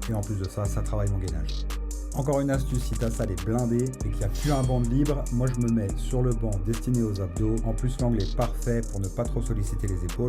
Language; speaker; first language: French; native; French